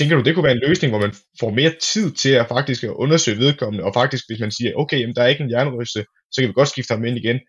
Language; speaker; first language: Danish; native; Danish